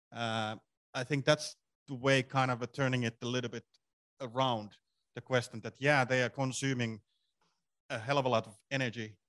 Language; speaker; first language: English; non-native, fluent; Finnish